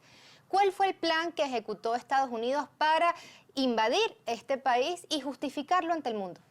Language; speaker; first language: Spanish; native; Spanish